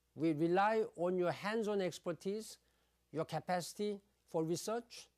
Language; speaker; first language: English; non-native, fluent; Korean